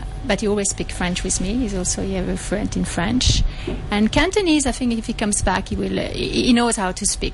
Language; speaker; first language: English; non-native, fluent; French